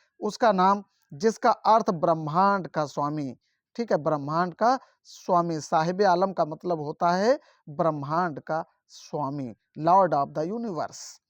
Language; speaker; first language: Hindi; native; Hindi